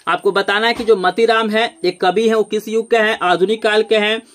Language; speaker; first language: Hindi; native; Hindi